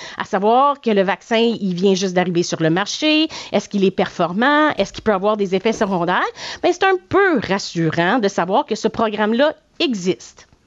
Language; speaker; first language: French; native; French